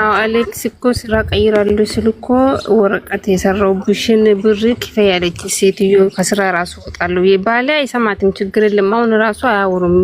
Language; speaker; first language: Amharic; non-native, local second language; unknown